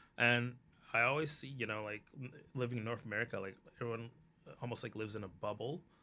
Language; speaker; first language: English; early bilingual, other home language; Cantonese